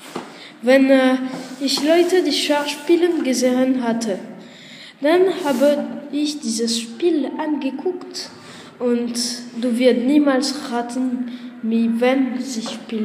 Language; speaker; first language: German; non-native, learner; French